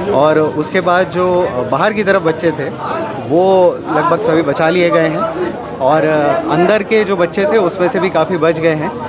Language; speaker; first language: Hindi; native; Hindi